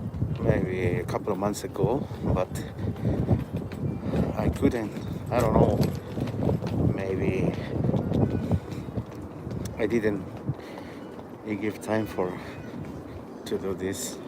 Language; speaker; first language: English; non-native, learner; Spanish